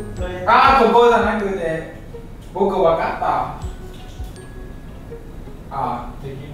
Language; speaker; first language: Japanese; non-native, learner; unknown